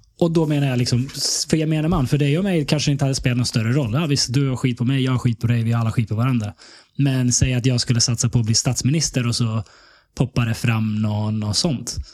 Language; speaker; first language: Swedish; early bilingual, other home language; Bosnian